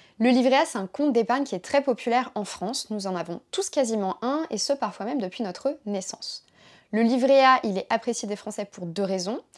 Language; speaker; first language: French; native; French